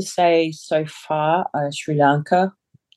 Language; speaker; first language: English; early bilingual, other home language; Samoan